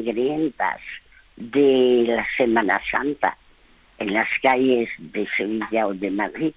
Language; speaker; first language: Spanish; early bilingual, other home language; French